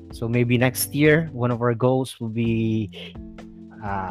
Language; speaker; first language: English; non-native, local second language; Filipino